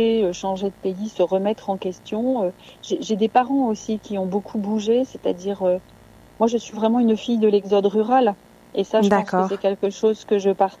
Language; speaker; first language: French; native; French